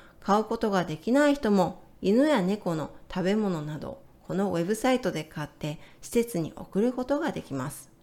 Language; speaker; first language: Japanese; native; Japanese